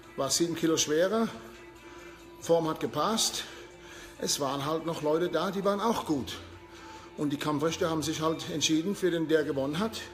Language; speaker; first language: German; early bilingual, heritage; German